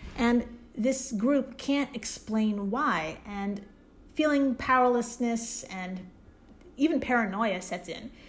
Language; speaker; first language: English; native; English